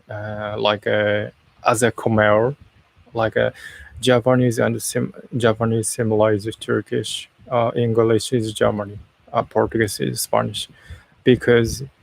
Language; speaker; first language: English; non-native, learner; Japanese